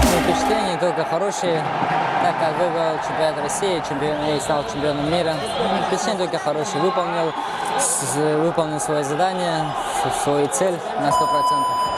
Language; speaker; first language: Russian; native; Russian